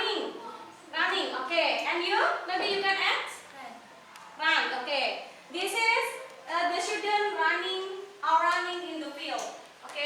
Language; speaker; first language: English; non-native, fluent; Indonesian